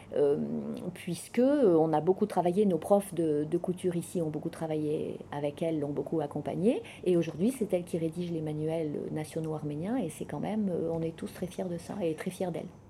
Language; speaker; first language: French; native; French